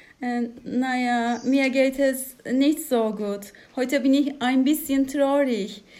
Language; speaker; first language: German; non-native, learner; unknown